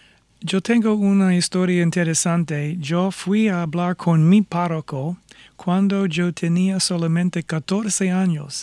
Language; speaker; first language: Spanish; non-native, fluent; English